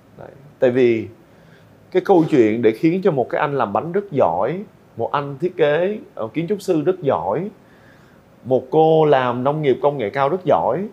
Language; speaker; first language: Vietnamese; native; Vietnamese